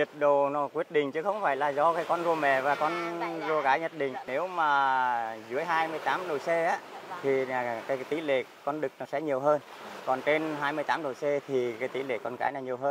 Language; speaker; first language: Vietnamese; native; Vietnamese